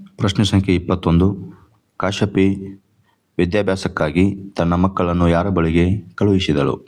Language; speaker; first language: Kannada; native; Kannada